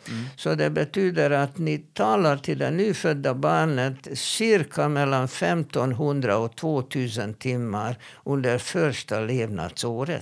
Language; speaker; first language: Swedish; non-native, fluent; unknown